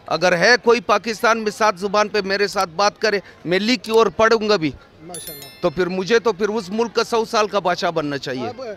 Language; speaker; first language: Urdu; non-native, fluent; Persian